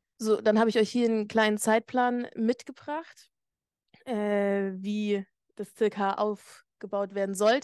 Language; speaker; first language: German; native; German